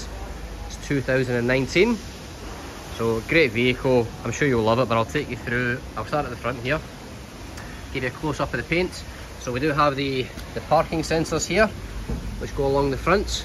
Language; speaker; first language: English; native; English